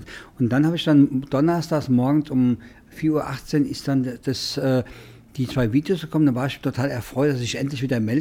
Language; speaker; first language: German; native; German